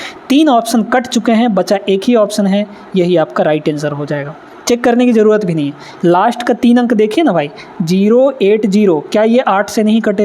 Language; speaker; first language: Hindi; native; Hindi